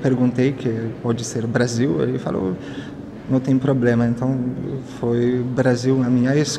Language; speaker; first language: Portuguese; non-native, fluent; Polish